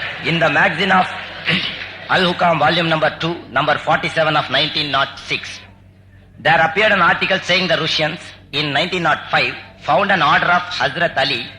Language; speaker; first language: English; non-native, local second language; Tamil